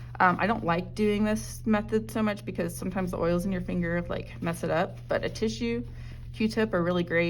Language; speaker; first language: English; native; English